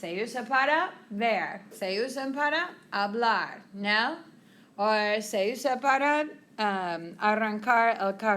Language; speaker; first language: Spanish; non-native, fluent; English